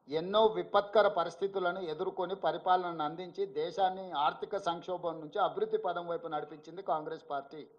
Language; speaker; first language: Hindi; non-native, local second language; Telugu